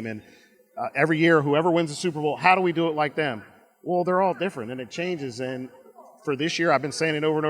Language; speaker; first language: English; native; English